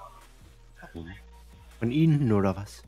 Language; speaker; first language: German; native; German